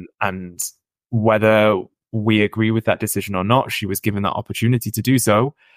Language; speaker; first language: English; native; English